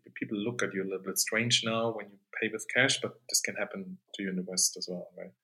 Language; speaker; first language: English; non-native, fluent; German